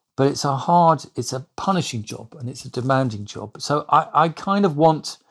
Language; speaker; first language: English; native; English